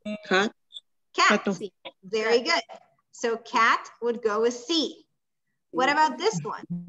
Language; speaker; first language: English; non-native, fluent; Spanish